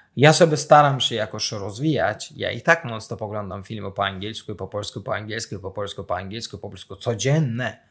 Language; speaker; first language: Polish; non-native, fluent; Azerbaijani